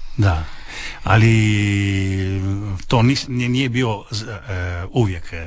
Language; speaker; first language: Croatian; non-native, learner; Italian